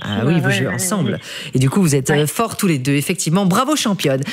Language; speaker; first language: French; native; French